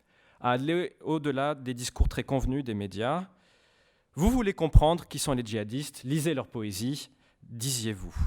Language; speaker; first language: French; native; French